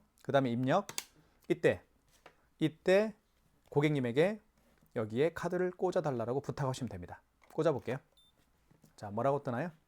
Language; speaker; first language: Korean; native; Korean